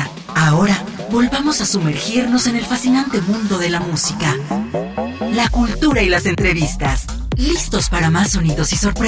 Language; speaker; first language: Spanish; native; Spanish